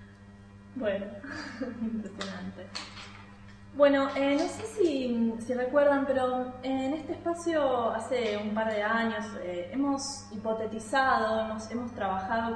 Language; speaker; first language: Spanish; native; Spanish